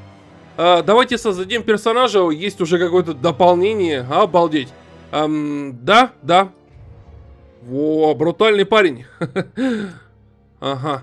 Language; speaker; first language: Russian; native; Russian